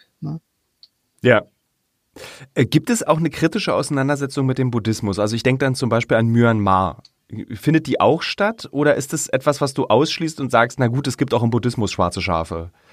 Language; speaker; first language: German; native; German